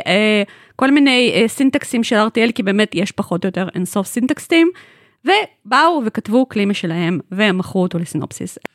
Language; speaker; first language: Hebrew; non-native, fluent; Russian